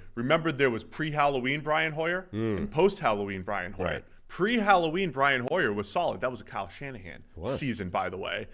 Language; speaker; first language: English; native; English